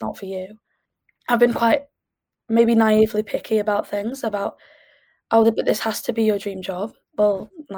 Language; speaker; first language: English; native; English